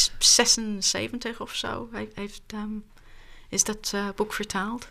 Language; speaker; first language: Dutch; non-native, fluent; English